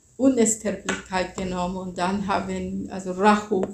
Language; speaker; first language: German; non-native, fluent; Spanish